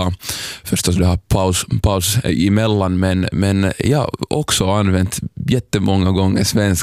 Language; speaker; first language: Swedish; non-native, local second language; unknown